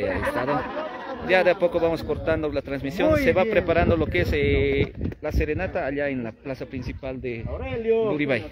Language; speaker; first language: Spanish; native; Spanish